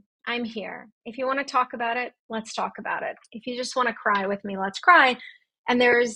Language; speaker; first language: English; early bilingual, other home language; Russian